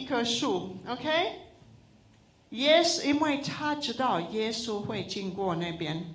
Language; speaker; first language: Chinese; non-native, local second language; English